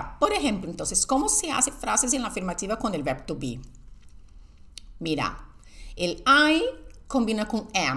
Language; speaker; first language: Spanish; non-native, fluent; Portuguese